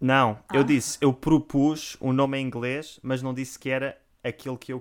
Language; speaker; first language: Italian; non-native, learner; Portuguese